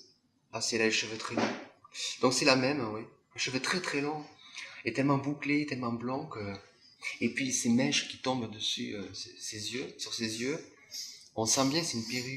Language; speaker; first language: French; native; French